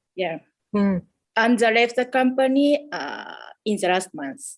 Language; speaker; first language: English; non-native, fluent; Japanese